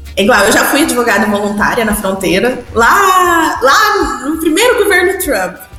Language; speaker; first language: Portuguese; early bilingual, heritage; Portuguese